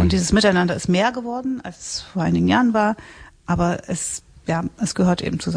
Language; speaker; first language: German; native; German